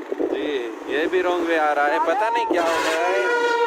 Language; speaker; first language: Hindi; non-native, local second language; Sindhi